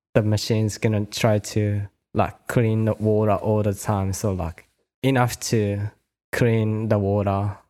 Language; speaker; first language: English; non-native, learner; Japanese